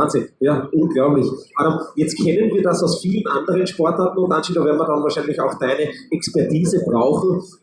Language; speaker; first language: German; native; German